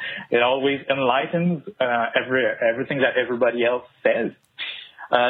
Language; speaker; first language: English; non-native, fluent; French